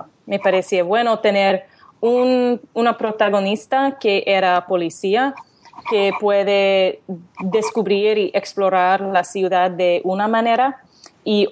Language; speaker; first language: Spanish; non-native, learner; English